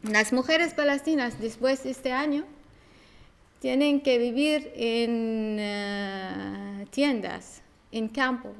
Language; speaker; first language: Spanish; non-native, learner; Arabic